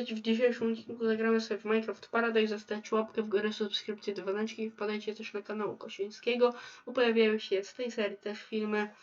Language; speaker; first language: Polish; native; Polish